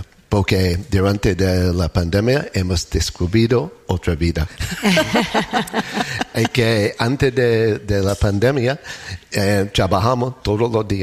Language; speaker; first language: Spanish; non-native, learner; English